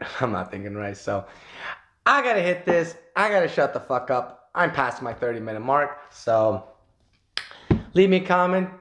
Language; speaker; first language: English; native; English